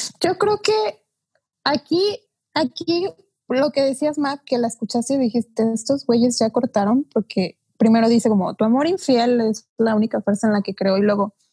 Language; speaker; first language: Spanish; native; Spanish